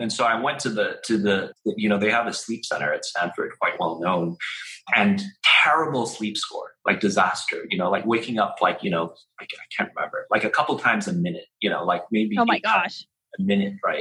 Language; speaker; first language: English; non-native, local second language; Cantonese